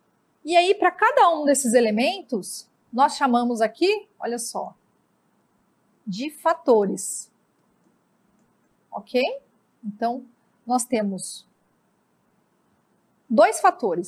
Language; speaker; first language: Portuguese; native; Portuguese